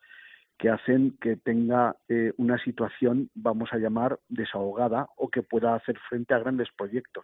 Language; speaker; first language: Spanish; native; Spanish